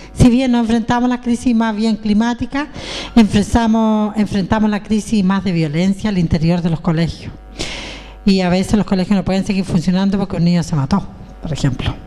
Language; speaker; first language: Spanish; native; Spanish